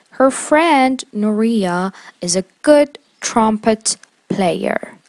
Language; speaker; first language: English; non-native, fluent; Persian